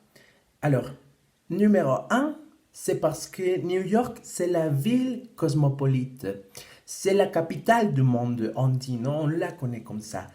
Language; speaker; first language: French; non-native, fluent; Spanish